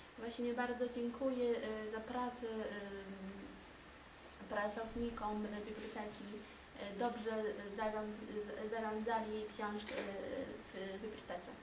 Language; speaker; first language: Polish; non-native, learner; Chinese